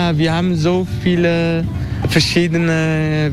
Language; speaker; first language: German; non-native, fluent; Turkish